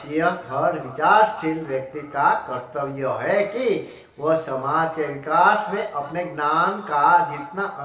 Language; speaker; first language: Hindi; non-native, local second language; Gujarati